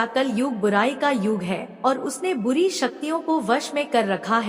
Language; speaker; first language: Hindi; native; Hindi